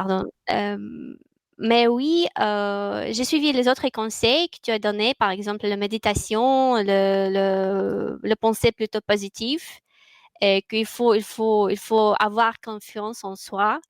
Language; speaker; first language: French; non-native, fluent; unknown